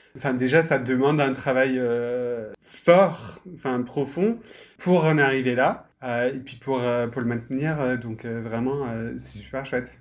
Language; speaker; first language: French; non-native, fluent; English